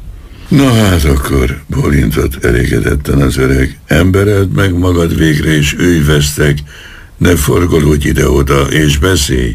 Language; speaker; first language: Hungarian; native; Hungarian